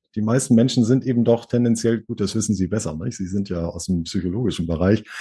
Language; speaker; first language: German; native; German